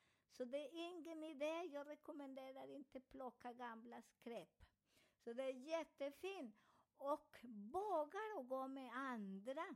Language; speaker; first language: Swedish; non-native, fluent; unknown